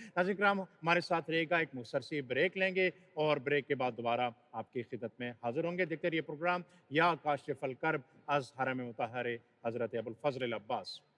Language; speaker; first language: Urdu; native; Urdu